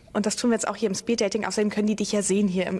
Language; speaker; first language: German; native; German